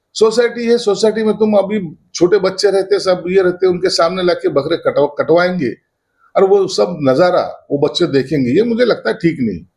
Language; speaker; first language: Hindi; non-native, local second language; Marathi